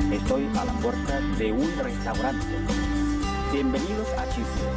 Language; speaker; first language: Spanish; non-native, fluent; Chinese